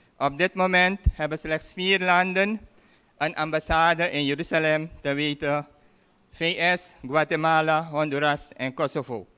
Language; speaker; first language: Dutch; native; Dutch